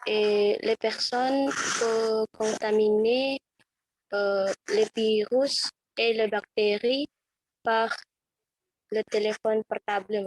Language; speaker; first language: French; non-native, learner; Indonesian